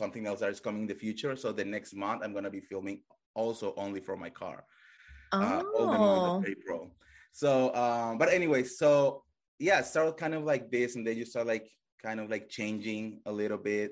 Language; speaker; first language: English; non-native, fluent; Spanish